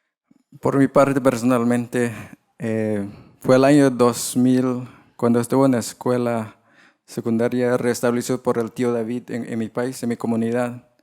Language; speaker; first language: Spanish; non-native, fluent; English